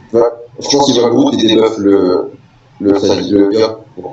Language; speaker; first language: French; native; French